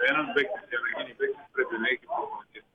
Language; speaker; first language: Greek; non-native, fluent; Bulgarian